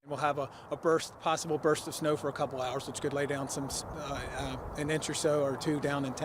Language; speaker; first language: English; native; English